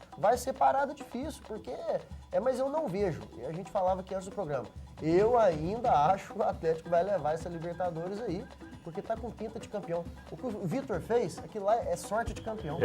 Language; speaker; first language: Portuguese; native; Portuguese